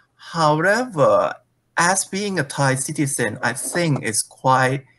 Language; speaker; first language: English; non-native, fluent; Thai